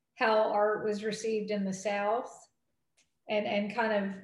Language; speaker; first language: English; native; English